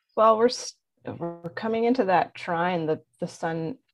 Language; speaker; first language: English; native; English